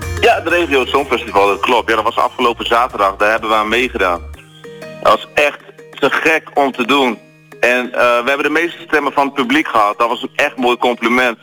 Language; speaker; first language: Dutch; native; Dutch